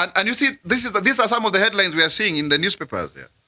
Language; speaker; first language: English; non-native, local second language; Kikuyu